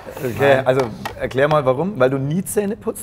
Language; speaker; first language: German; native; German